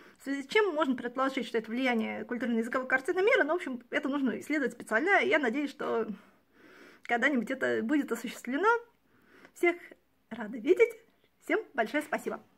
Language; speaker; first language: Russian; native; Russian